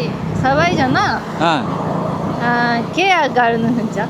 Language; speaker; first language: Nepali; non-native, learner; Japanese